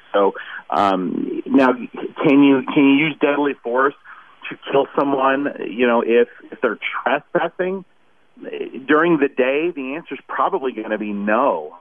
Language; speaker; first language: English; native; English